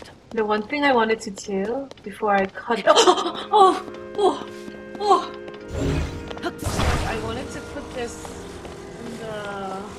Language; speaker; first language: English; non-native, fluent; Korean